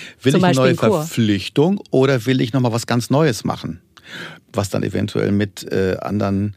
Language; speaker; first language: German; native; German